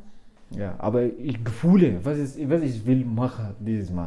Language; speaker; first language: German; non-native, learner; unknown